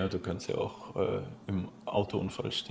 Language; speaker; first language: German; native; German